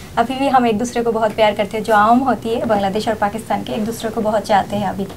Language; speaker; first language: Urdu; non-native, fluent; Bangla